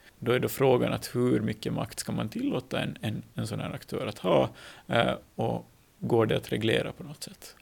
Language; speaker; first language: Swedish; native; Swedish